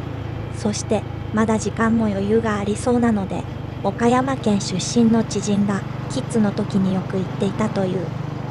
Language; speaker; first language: Japanese; native; Japanese